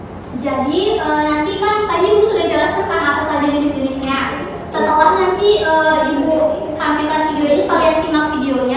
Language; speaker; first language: Indonesian; native; Indonesian